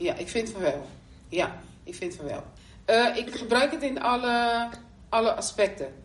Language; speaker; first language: Dutch; non-native, local second language; Papiamento